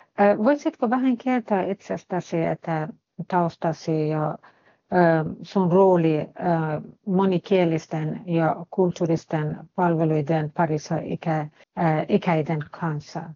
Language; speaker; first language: Finnish; non-native, fluent; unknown